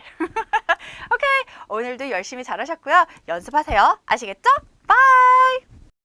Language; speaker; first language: Korean; native; Korean